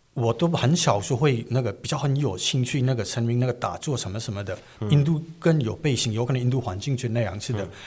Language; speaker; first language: Chinese; non-native, learner; Manipuri